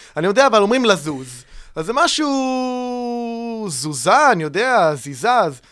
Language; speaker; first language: Hebrew; non-native, fluent; Italian